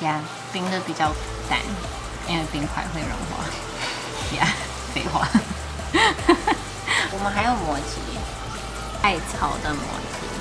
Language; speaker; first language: Chinese; non-native, fluent; English